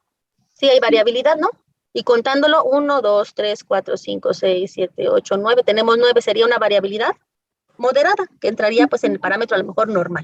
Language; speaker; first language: Spanish; native; Spanish